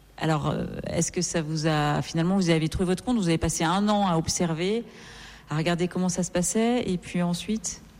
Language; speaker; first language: French; native; French